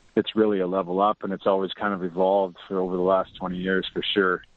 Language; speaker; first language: English; native; English